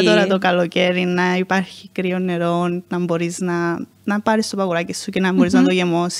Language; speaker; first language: Greek; native; Greek